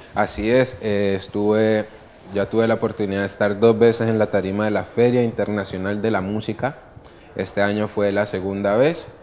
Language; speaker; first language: Spanish; early bilingual, other home language; Italian